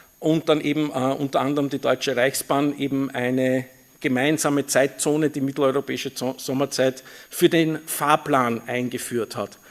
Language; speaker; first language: German; native; German